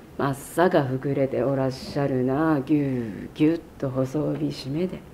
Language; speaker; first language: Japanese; native; Japanese